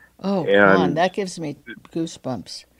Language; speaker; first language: English; native; English